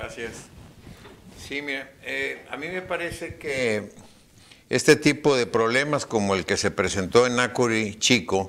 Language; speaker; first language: Spanish; native; Spanish